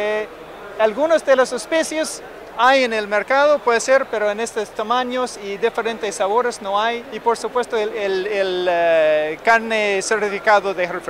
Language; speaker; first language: Spanish; non-native, fluent; English